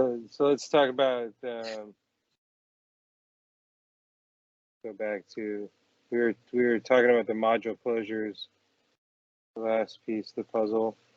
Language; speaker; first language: English; native; English